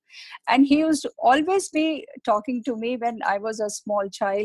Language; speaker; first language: English; non-native, local second language; Hindi